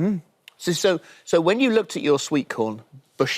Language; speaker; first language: English; native; English